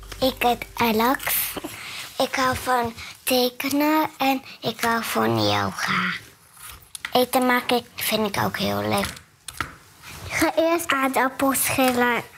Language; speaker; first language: Dutch; early bilingual, other home language; Hebrew